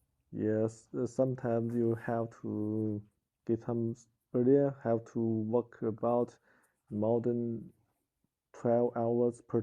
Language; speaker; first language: English; non-native, learner; Chinese